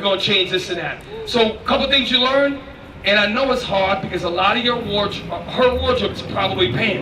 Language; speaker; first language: English; native; English